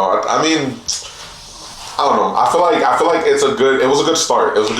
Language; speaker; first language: English; native; English